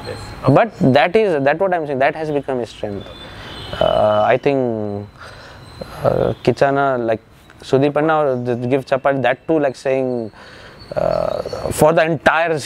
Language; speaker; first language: Kannada; non-native, learner; Nepali